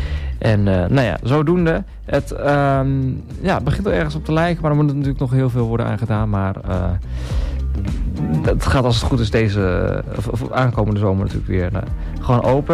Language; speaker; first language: Dutch; native; Dutch